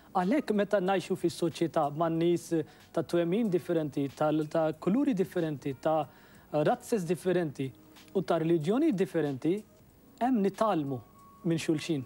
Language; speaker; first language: Maltese; non-native, fluent; Urdu